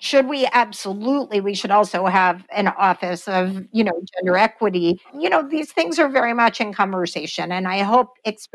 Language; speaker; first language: English; native; English